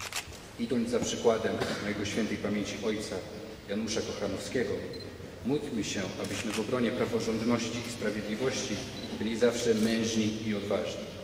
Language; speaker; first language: Polish; native; Polish